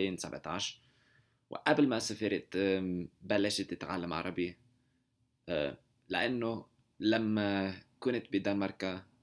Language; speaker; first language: Arabic; non-native, learner; English